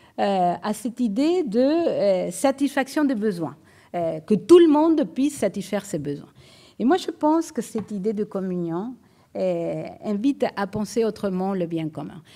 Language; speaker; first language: French; non-native, fluent; Spanish